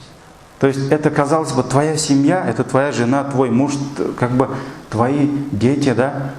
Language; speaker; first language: Russian; non-native, local second language; Tatar